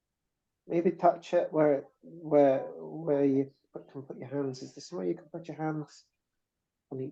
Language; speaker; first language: English; native; English